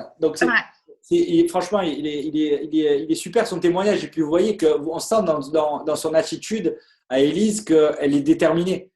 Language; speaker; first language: French; native; French